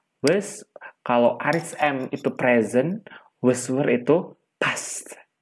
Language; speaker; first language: English; non-native, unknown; Indonesian